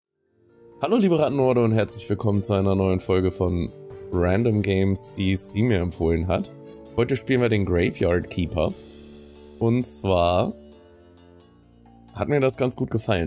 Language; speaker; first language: German; native; German